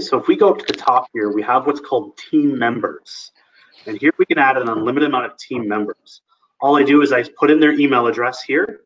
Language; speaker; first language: English; native; English